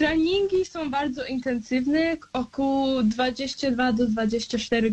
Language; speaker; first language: Polish; early bilingual, heritage; Polish